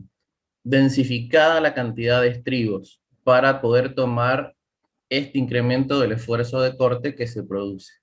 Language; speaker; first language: Spanish; native; Spanish